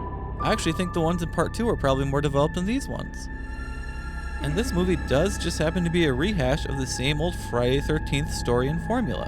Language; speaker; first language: English; native; English